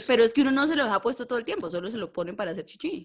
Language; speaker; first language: Spanish; native; Spanish